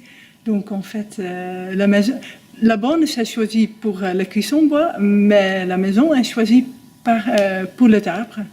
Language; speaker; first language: French; non-native, fluent; Dutch